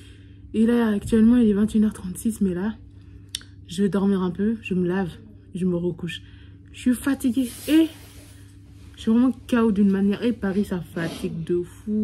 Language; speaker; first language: French; native; French